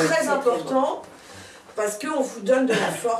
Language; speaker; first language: French; native; French